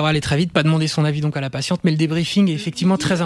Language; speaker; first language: French; native; French